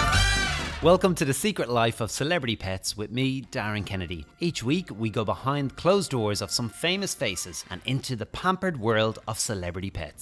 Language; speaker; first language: English; native; English